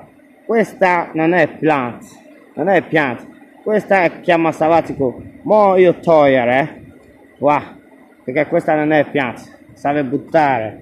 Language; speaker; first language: Italian; non-native, learner; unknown